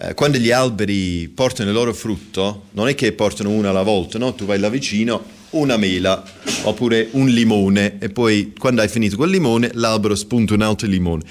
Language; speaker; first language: Italian; non-native, fluent; English